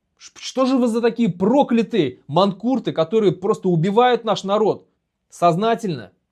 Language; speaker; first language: Russian; non-native, local second language; Bashkir